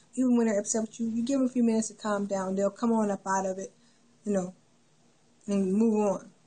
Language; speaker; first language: English; native; English